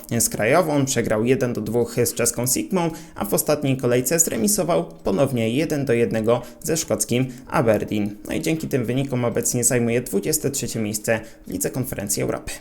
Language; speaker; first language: Polish; native; Polish